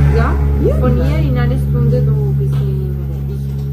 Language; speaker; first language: German; non-native, learner; Italian